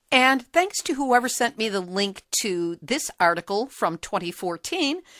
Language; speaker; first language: English; native; English